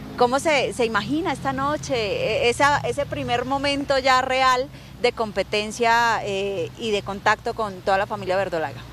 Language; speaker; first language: Spanish; native; Spanish